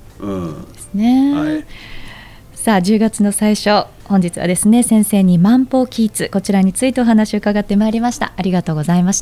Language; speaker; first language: Japanese; native; Japanese